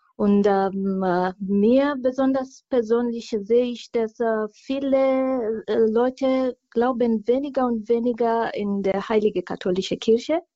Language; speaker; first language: German; non-native, fluent; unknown